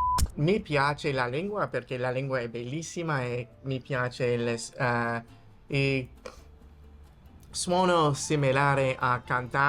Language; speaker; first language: Italian; non-native, learner; English